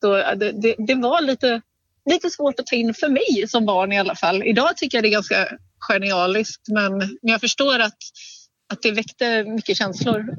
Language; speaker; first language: Swedish; native; Swedish